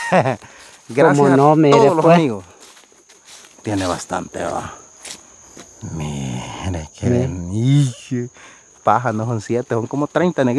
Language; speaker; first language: Spanish; native; Spanish